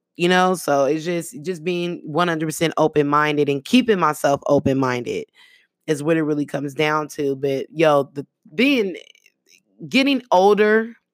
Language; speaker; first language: English; early bilingual, other home language; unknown